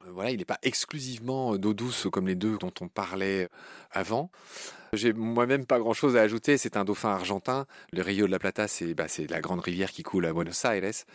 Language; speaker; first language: French; native; French